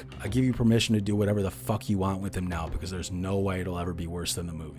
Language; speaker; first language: English; native; English